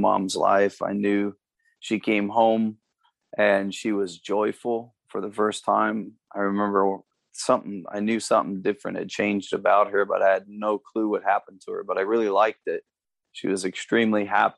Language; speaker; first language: English; native; English